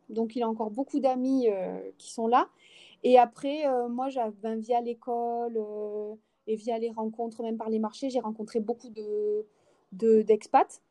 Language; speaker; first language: French; native; French